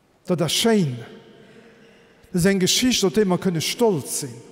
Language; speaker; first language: German; non-native, local second language; Luxembourgish